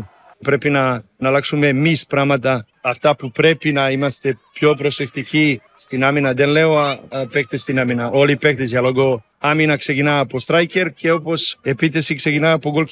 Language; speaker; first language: Greek; non-native, learner; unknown